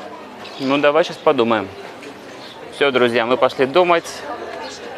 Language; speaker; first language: Russian; native; Russian